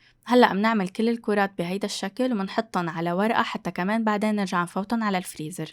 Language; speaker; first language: Arabic; native; Arabic